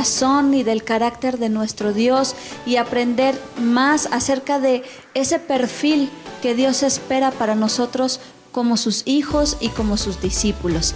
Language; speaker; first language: Spanish; native; Spanish